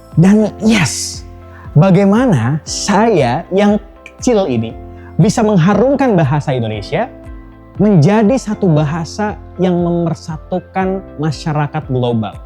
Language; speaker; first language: Indonesian; native; Indonesian